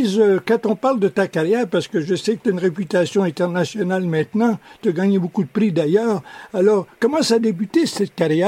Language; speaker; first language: French; native; French